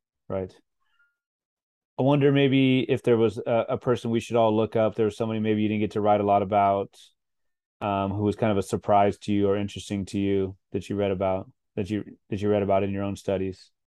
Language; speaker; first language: English; native; English